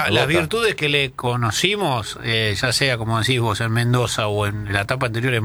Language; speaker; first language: Spanish; native; Spanish